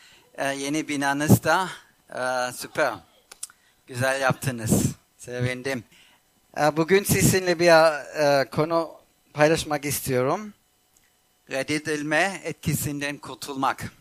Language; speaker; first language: Turkish; non-native, fluent; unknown